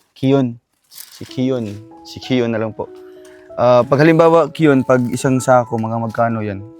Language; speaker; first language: Filipino; non-native, local second language; Cebuano